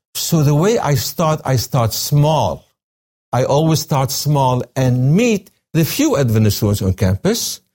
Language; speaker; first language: English; non-native, fluent; Arabic